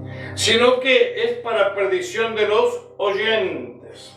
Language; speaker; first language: Spanish; native; Spanish